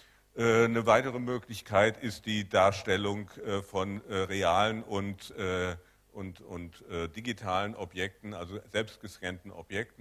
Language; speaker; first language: German; native; German